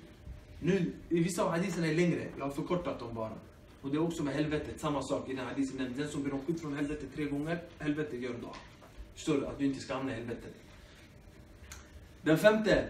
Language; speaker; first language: Swedish; early bilingual, other home language; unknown